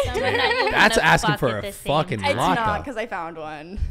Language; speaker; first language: English; native; English